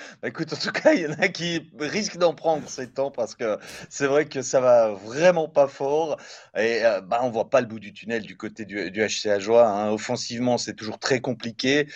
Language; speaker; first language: French; native; French